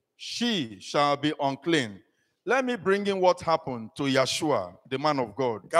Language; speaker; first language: English; non-native, local second language; Igbo